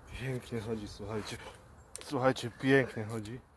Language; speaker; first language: Polish; native; Polish